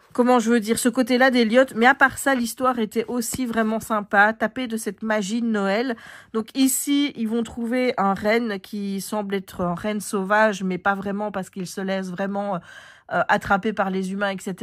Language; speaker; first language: French; native; French